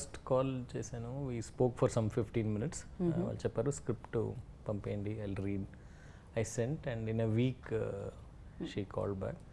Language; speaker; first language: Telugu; non-native, learner; Tamil